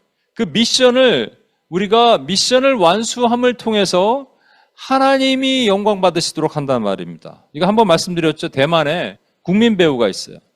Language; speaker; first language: Korean; native; Korean